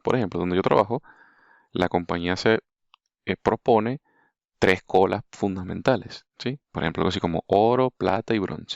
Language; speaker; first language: Spanish; native; Spanish